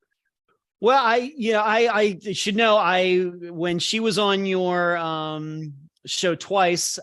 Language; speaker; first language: English; native; English